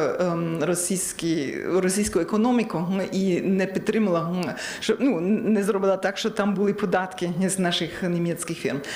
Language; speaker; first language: Ukrainian; non-native, learner; German